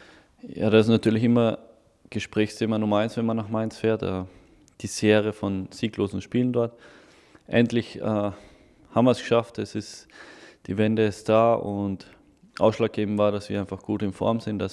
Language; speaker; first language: German; native; German